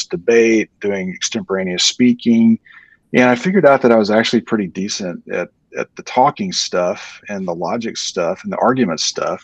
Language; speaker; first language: English; native; English